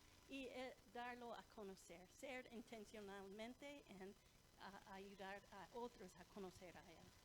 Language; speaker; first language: Spanish; non-native, fluent; English